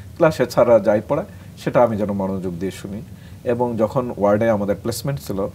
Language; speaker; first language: Bangla; native; Bangla